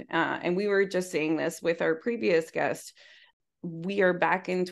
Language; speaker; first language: English; early bilingual, other home language; Spanish